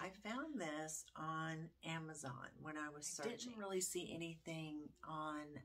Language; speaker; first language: English; native; English